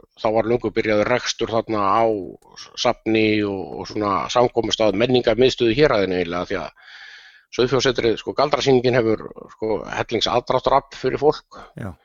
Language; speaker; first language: Icelandic; native; Icelandic